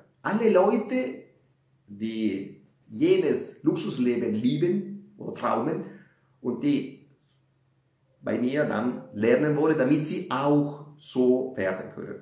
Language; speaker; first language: German; non-native, fluent; Italian